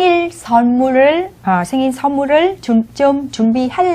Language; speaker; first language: Korean; non-native, fluent; Vietnamese